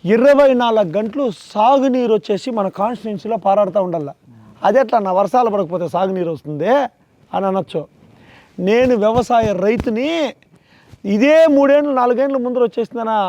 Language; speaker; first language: Telugu; native; Telugu